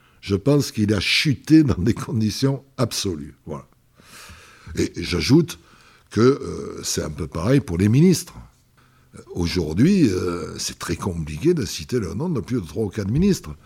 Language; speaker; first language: French; native; French